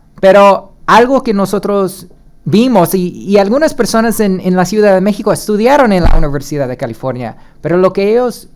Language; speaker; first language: Spanish; early bilingual, heritage; Spanish